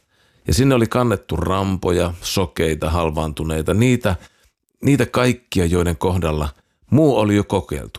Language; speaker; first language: Finnish; native; Finnish